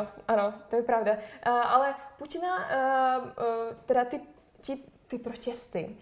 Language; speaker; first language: Czech; non-native, fluent; Russian